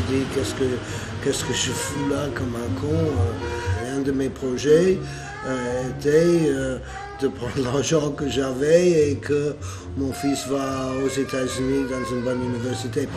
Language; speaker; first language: French; non-native, fluent; English